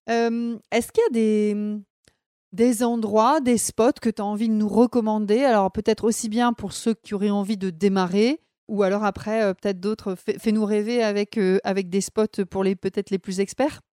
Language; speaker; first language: French; native; French